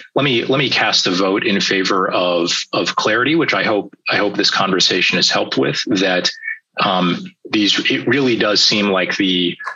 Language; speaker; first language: English; native; English